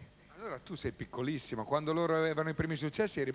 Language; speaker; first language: Italian; native; Italian